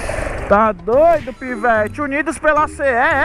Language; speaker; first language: Portuguese; native; Portuguese